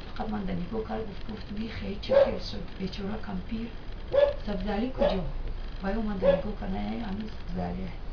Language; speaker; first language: Tajik; non-native, local second language; Shughni